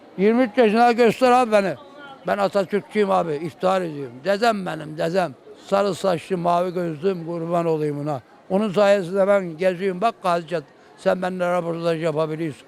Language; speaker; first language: Turkish; native; Turkish